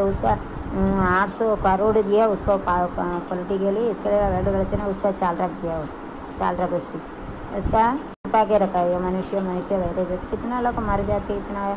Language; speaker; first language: Hindi; non-native, local second language; Tamil